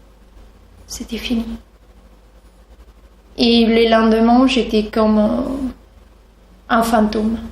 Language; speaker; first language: French; non-native, fluent; Italian